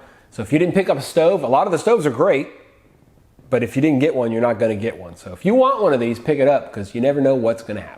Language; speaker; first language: English; native; English